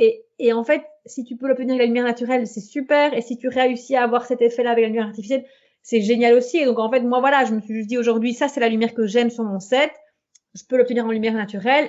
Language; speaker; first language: French; native; French